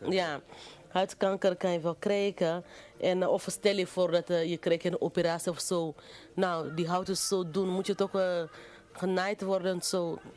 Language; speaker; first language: Dutch; non-native, fluent; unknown